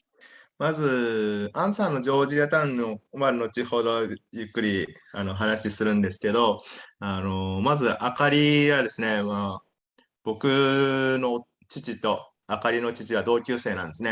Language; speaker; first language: Japanese; native; Japanese